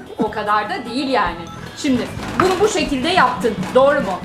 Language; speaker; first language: Turkish; native; Turkish